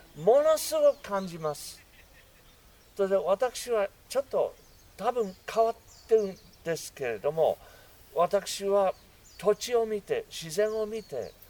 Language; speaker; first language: Japanese; non-native, fluent; English